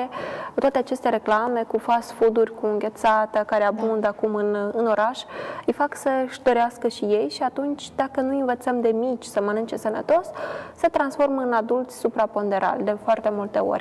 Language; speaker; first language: Romanian; native; Romanian